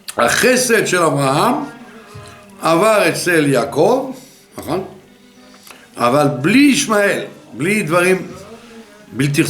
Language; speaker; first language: Hebrew; non-native, fluent; French